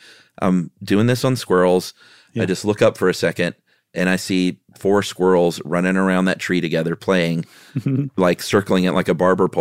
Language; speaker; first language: English; native; English